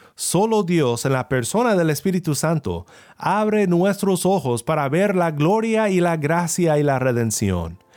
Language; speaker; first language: Spanish; non-native, fluent; English